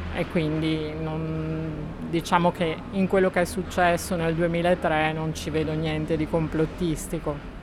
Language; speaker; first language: Italian; native; Italian